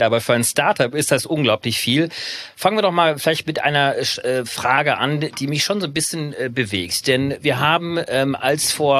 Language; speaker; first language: German; native; German